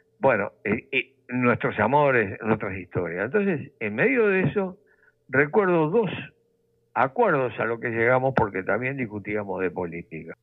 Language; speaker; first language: Spanish; native; Spanish